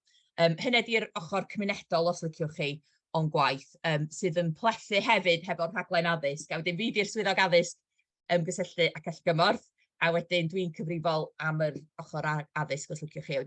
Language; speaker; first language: Welsh; native; Welsh